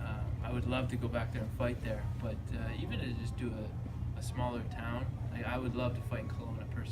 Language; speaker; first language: English; native; English